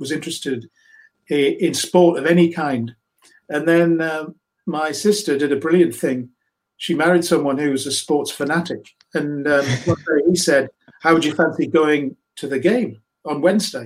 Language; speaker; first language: English; native; English